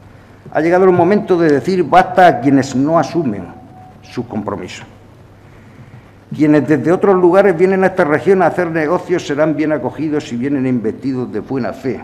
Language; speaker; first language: Spanish; native; Spanish